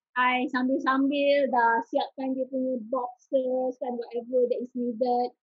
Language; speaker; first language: English; non-native, local second language; Malay